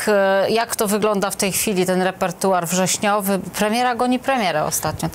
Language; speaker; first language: Polish; native; Polish